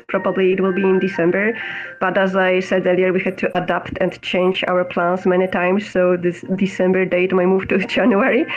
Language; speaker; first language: English; non-native, fluent; Polish